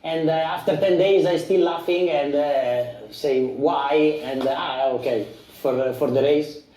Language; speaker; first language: English; non-native, fluent; Italian